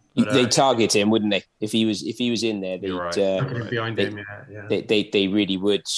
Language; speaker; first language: English; native; English